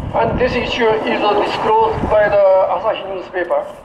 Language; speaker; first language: English; non-native, learner; Japanese